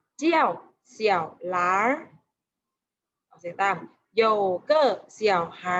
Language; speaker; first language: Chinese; non-native, fluent; Thai